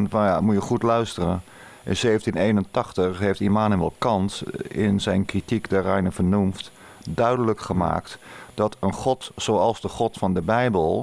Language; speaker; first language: Dutch; native; Dutch